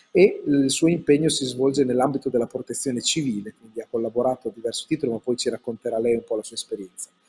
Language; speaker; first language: Italian; native; Italian